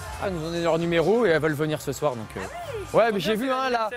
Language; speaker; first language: French; native; French